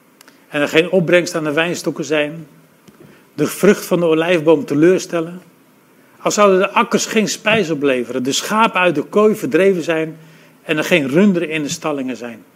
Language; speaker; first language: Dutch; native; Dutch